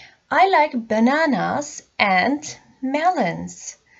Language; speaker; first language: English; non-native, fluent; Turkish